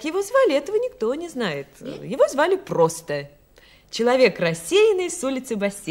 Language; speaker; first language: Russian; native; Russian